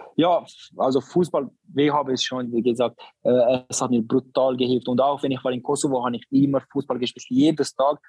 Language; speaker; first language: German; non-native, learner; Albanian